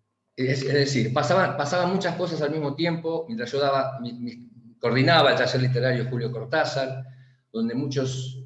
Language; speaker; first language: Spanish; native; Spanish